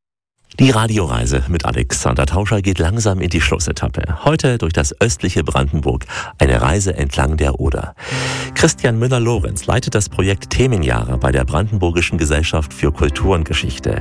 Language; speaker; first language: German; native; German